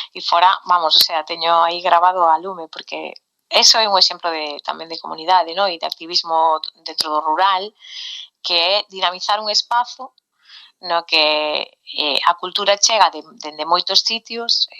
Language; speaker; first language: Galician; native; Galician